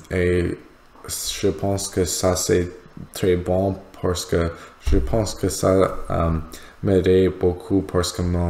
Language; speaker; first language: French; non-native, learner; English